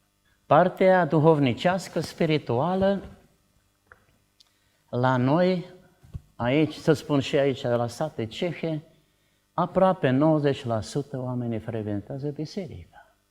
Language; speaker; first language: Romanian; non-native, local second language; Czech